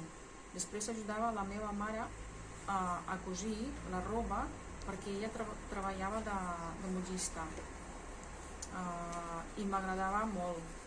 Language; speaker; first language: Catalan; non-native, learner; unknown